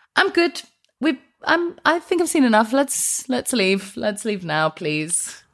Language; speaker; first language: English; non-native, fluent; Icelandic